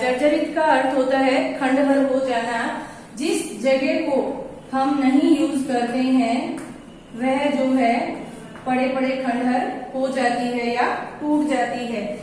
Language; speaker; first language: Hindi; non-native, local second language; Gujarati